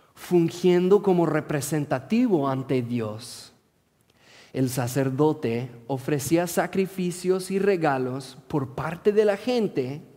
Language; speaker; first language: Spanish; non-native, fluent; English